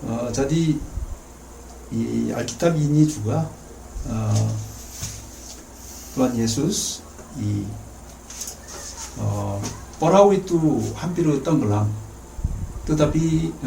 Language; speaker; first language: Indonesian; non-native, fluent; Korean